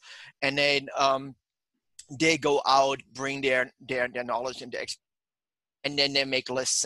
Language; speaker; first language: English; non-native, fluent; German